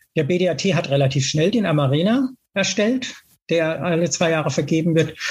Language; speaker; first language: German; native; German